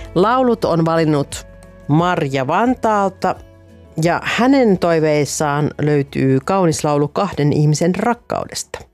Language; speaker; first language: Finnish; native; Finnish